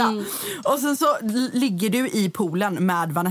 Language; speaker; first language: Swedish; native; Swedish